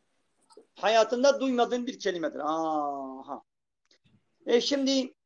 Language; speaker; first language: Turkish; non-native, local second language; Kurdish